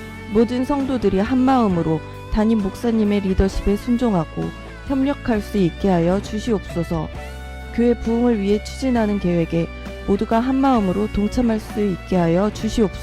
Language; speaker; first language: Korean; native; Korean